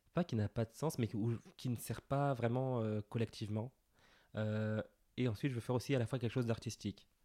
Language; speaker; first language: French; native; French